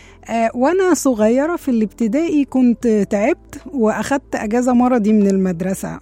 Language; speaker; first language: Arabic; native; Arabic